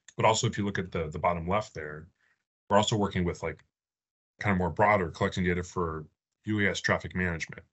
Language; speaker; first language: English; native; English